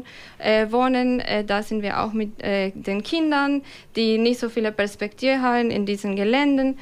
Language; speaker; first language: German; non-native, fluent; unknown